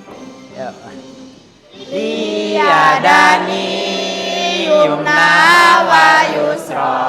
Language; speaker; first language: Arabic; non-native, fluent; Indonesian